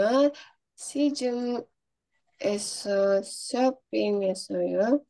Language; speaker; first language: Korean; non-native, learner; Indonesian